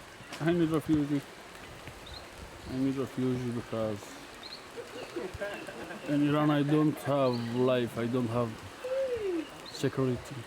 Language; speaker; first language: English; non-native, learner; Persian